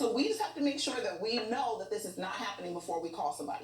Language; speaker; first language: English; native; English